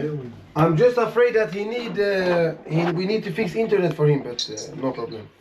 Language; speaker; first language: English; non-native, learner; Macedonian